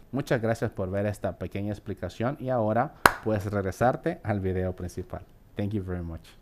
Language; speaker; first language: Spanish; native; Spanish